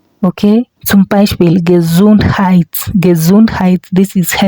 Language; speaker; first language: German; non-native, fluent; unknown